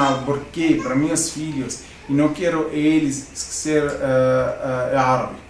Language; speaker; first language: Portuguese; non-native, learner; Arabic